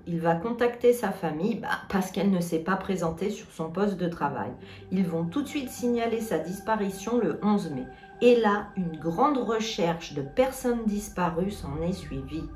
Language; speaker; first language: French; native; French